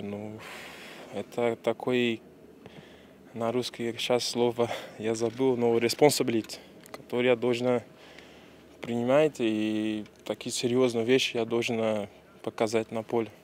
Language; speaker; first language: Russian; non-native, learner; Portuguese